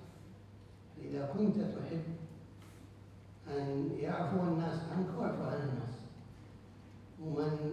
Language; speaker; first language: Arabic; native; Arabic